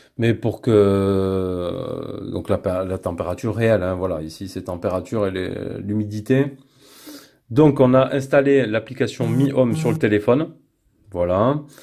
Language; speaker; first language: French; native; French